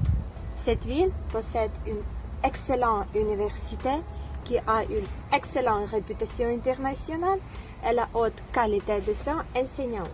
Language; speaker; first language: French; non-native, learner; Ukrainian